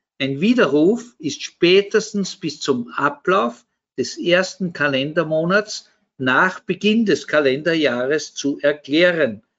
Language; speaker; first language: German; native; German